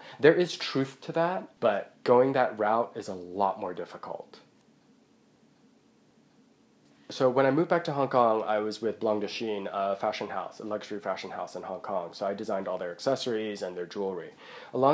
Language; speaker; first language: English; non-native, local second language; Cantonese